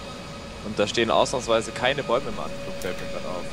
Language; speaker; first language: German; native; German